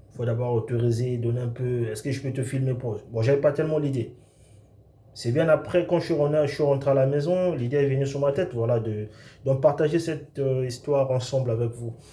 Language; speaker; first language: French; non-native, local second language; Lingala